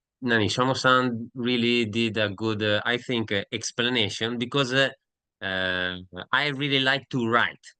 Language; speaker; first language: English; non-native, learner; Italian